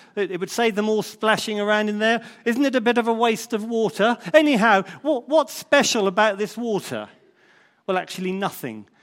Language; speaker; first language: English; native; English